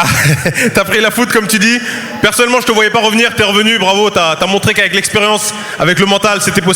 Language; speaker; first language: French; native; French